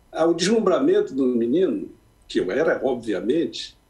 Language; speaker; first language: Portuguese; native; Portuguese